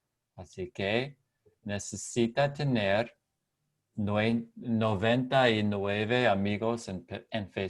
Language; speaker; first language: Spanish; non-native, learner; English